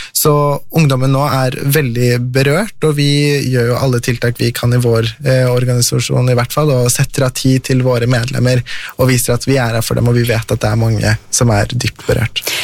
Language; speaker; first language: Norwegian; early bilingual, other home language; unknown